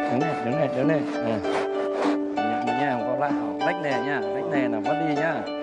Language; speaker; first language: Vietnamese; native; Vietnamese